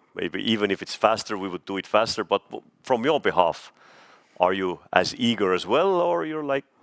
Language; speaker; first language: English; non-native, fluent; Estonian